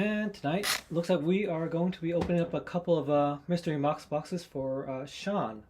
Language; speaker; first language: English; native; English